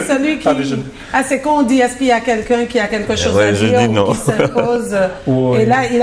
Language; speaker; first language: French; native; French